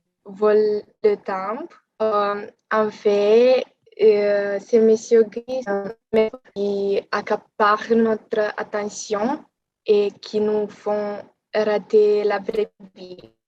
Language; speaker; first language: French; non-native, fluent; Romanian